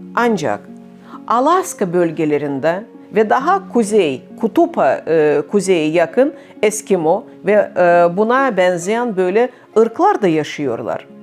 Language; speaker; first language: Turkish; non-native, fluent; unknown